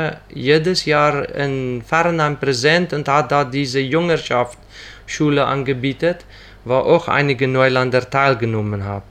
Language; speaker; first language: German; non-native, local second language; Plautdietsch